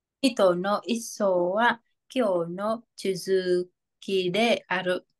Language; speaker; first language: Japanese; non-native, learner; Vietnamese